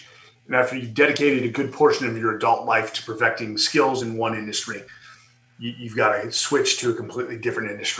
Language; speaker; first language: English; native; English